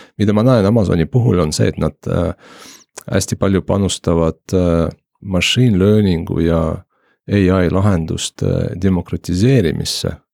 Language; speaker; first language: Estonian; non-native, local second language; Russian